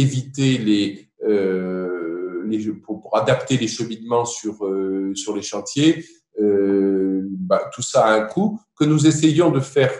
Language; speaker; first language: French; native; French